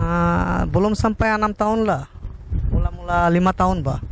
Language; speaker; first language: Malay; non-native, learner; Bangla